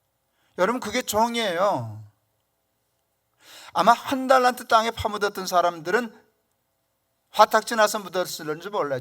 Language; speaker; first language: Korean; native; Korean